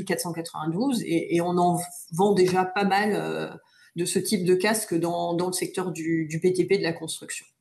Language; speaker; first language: French; native; French